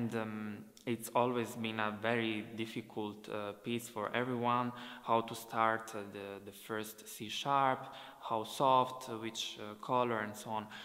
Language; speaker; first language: English; non-native, fluent; Italian